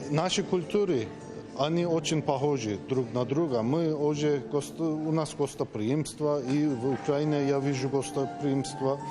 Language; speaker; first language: Russian; non-native, fluent; Turkish